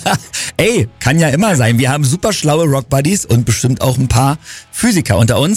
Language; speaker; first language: German; native; German